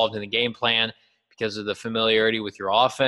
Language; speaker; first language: English; native; English